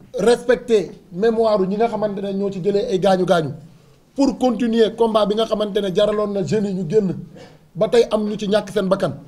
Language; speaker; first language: Wolof; native; Wolof